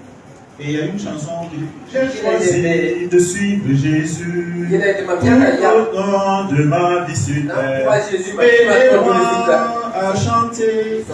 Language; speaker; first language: French; non-native, local second language; Mossi